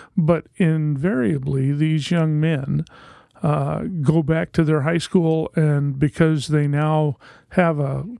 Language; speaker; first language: English; native; English